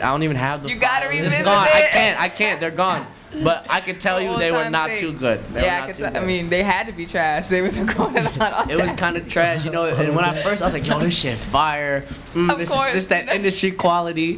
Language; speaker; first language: English; native; English